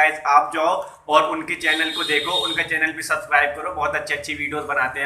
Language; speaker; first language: Hindi; native; Hindi